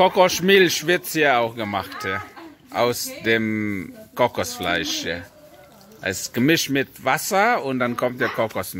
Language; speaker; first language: German; non-native, fluent; Indonesian